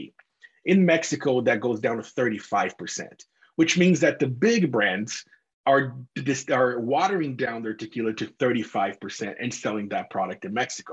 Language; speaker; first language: English; non-native, fluent; Portuguese